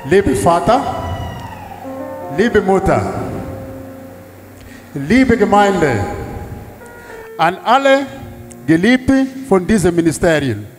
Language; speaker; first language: German; non-native, learner; Portuguese